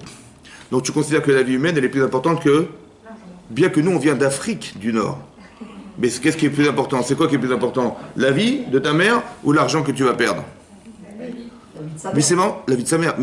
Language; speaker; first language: French; native; French